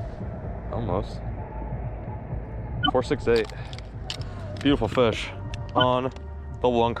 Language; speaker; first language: English; native; English